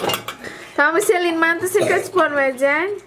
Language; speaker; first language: Turkish; non-native, learner; Indonesian